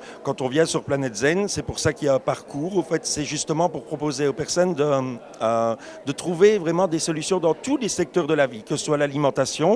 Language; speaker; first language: French; native; French